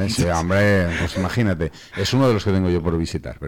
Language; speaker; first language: Spanish; native; Spanish